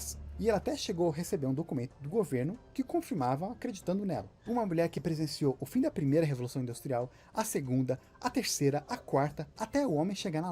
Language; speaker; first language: Portuguese; native; Portuguese